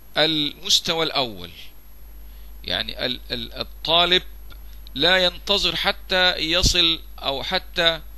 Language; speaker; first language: Arabic; non-native, fluent; Malay